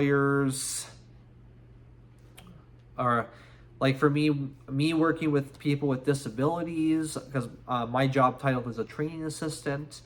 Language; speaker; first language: English; native; English